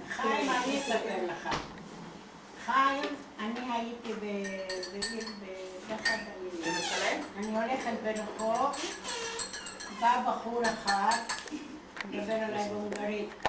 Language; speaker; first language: Hebrew; non-native, fluent; Hungarian